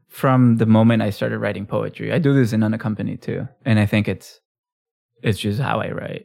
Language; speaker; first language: English; early bilingual, other home language; Spanish